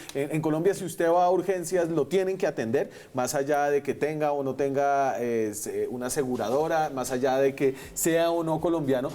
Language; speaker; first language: Spanish; native; Spanish